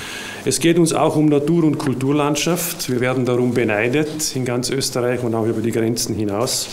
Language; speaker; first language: German; native; German